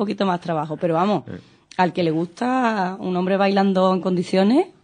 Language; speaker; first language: Spanish; native; Spanish